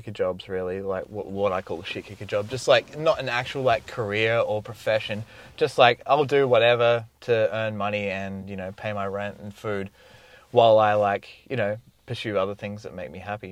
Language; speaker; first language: English; native; English